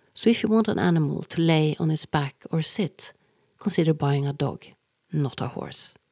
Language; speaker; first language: English; non-native, fluent; Norwegian